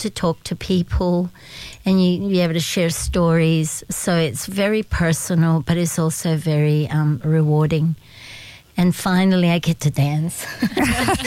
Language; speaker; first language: English; early bilingual, other home language; Spanish